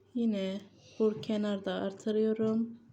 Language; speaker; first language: Turkish; native; Turkish